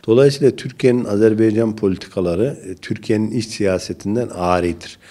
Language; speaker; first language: Turkish; native; Turkish